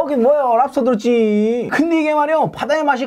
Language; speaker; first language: Korean; native; Korean